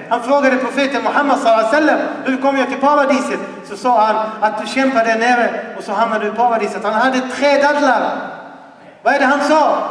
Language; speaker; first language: Swedish; non-native, fluent; Arabic